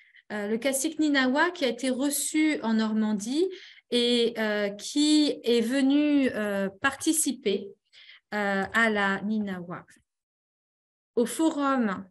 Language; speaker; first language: French; native; French